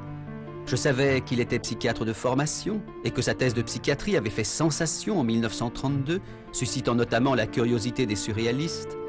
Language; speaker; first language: French; native; French